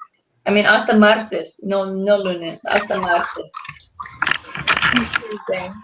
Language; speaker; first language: Spanish; non-native, learner; English